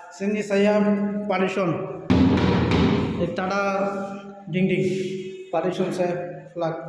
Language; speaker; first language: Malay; non-native, learner; Bangla